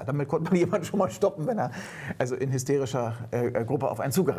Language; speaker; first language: German; native; German